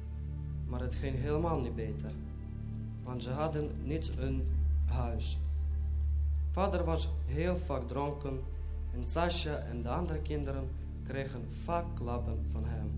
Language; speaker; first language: Dutch; non-native, fluent; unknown